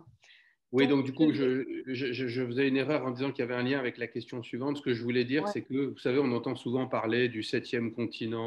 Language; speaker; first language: French; native; French